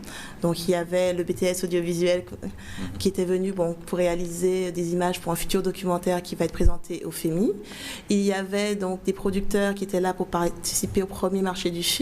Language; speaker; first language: French; native; French